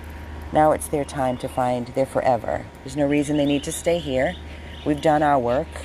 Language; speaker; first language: English; native; English